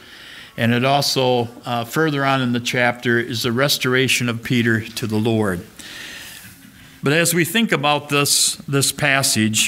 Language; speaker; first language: English; native; English